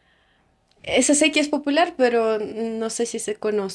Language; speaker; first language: Spanish; non-native, fluent; Russian